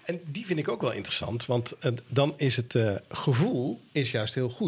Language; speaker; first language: Dutch; native; Dutch